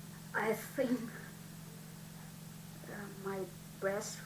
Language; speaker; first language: English; non-native, learner; Vietnamese